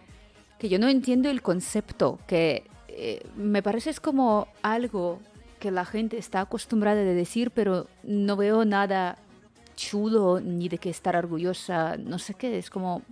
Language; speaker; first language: Spanish; non-native, fluent; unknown